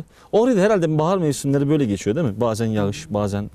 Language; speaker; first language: Turkish; native; Turkish